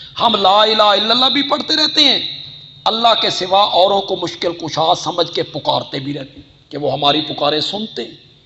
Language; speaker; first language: Urdu; non-native, local second language; Punjabi